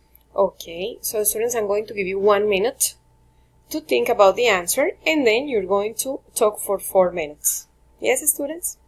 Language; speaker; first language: English; non-native, fluent; Spanish